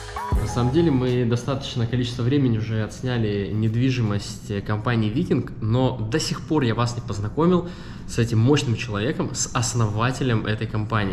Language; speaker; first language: Russian; native; Russian